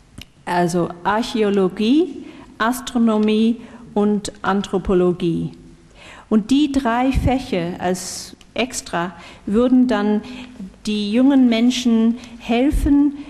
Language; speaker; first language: German; non-native, fluent; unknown